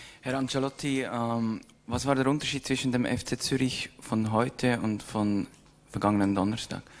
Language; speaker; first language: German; non-native, fluent; Italian